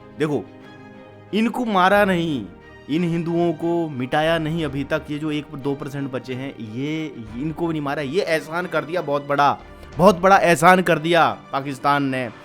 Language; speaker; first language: Hindi; native; Hindi